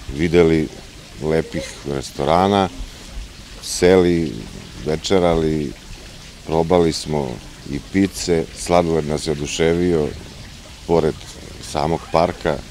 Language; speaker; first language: Croatian; non-native, local second language; Slovak